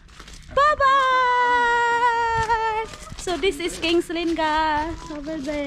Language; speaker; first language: English; non-native, local second language; Cebuano